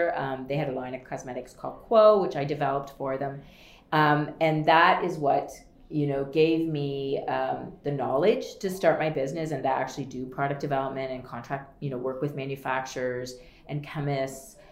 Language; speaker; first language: English; native; English